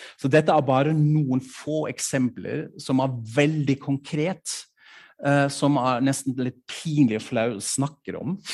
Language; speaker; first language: Norwegian; non-native, fluent; German